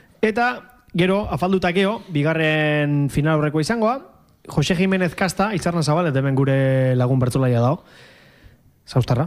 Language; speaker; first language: Basque; native; Basque